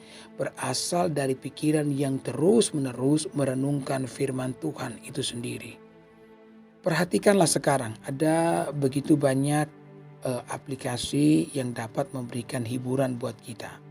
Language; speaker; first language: Indonesian; native; Indonesian